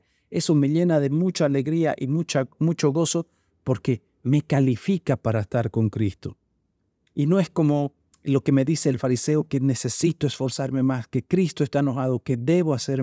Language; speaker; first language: Spanish; native; Spanish